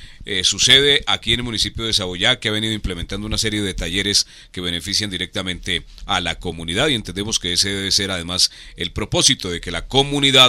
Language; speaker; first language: Spanish; native; Spanish